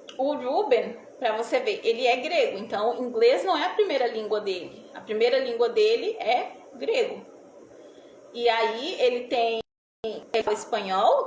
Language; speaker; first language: Portuguese; native; Portuguese